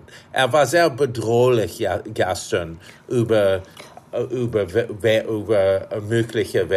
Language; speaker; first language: German; non-native, fluent; English